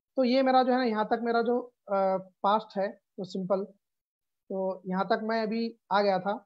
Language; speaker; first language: Hindi; non-native, local second language; Urdu